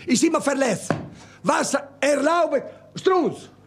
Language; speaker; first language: German; non-native, learner; Italian